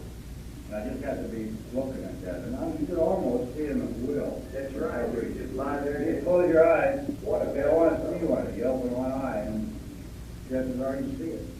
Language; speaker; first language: English; native; English